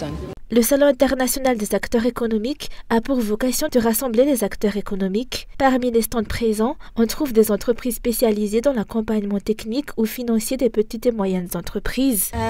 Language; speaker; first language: French; non-native, local second language; Malagasy